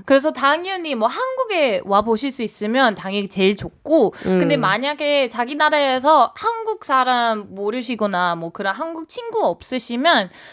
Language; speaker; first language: Korean; non-native, fluent; English